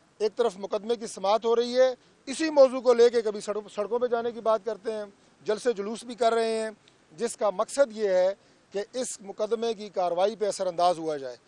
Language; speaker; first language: Urdu; non-native, local second language; Punjabi